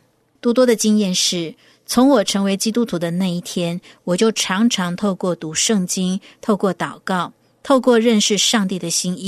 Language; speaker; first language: Chinese; native; Chinese